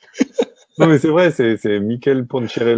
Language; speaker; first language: French; native; French